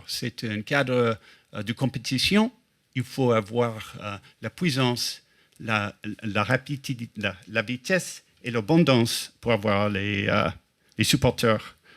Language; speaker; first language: French; non-native, fluent; English